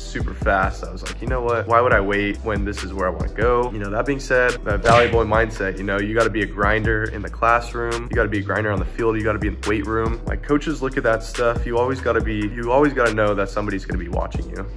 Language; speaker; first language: English; native; English